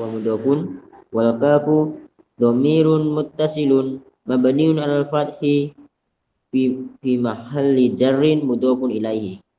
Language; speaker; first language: Arabic; non-native, learner; Indonesian